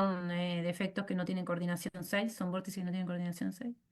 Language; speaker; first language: Spanish; native; Spanish